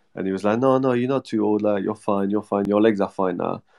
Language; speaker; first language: English; non-native, fluent; French